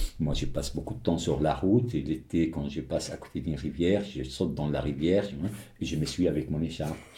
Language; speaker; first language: French; non-native, local second language; Arabic